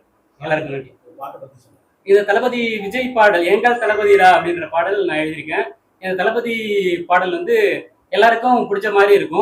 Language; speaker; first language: Tamil; native; Tamil